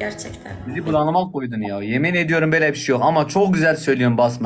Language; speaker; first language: Turkish; native; Turkish